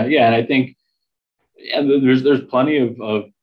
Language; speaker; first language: English; native; English